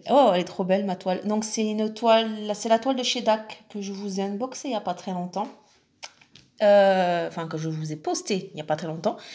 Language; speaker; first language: French; native; French